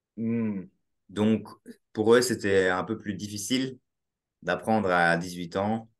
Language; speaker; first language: French; native; French